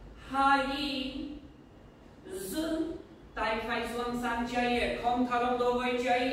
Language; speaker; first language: Vietnamese; non-native, learner; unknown